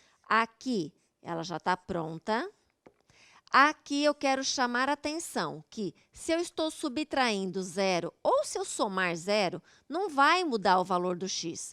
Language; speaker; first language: Portuguese; native; Portuguese